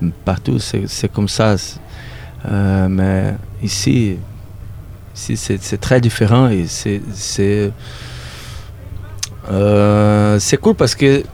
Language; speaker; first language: French; non-native, learner; Portuguese